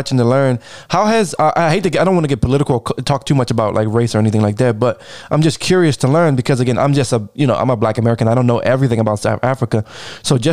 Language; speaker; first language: English; native; English